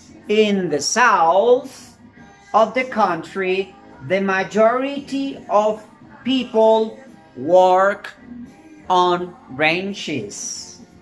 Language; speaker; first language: English; non-native, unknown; Spanish